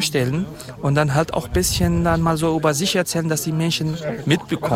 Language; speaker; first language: German; non-native, fluent; Kurdish